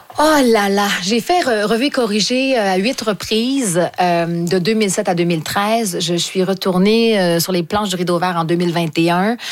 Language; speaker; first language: French; native; French